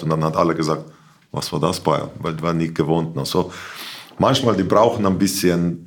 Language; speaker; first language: German; non-native, learner; Slovenian